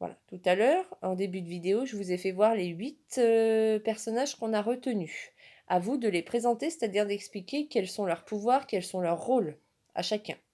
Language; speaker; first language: French; native; French